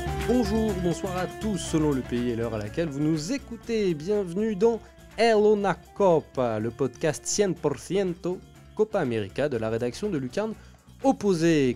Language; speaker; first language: French; native; French